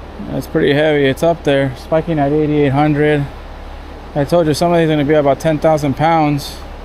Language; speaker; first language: English; early bilingual, other home language; Spanish